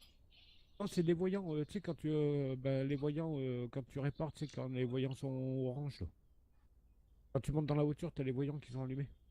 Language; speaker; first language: French; native; French